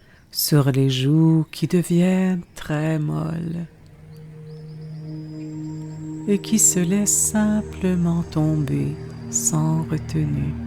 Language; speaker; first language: French; native; French